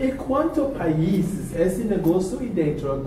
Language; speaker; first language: Portuguese; non-native, learner; English